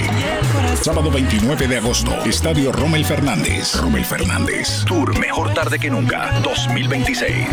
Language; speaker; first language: Spanish; native; Spanish